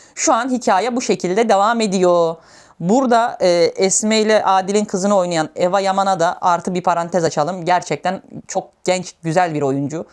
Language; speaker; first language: Turkish; native; Turkish